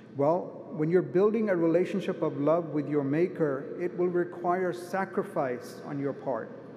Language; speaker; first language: English; native; English